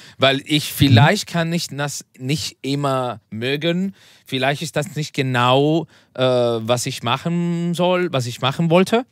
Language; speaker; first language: German; non-native, learner; Spanish